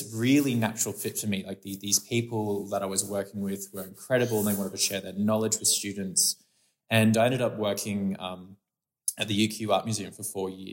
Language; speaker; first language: English; native; English